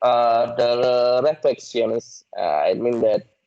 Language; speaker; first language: English; non-native, learner; Indonesian